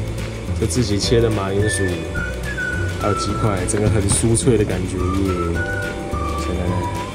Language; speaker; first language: Chinese; native; Chinese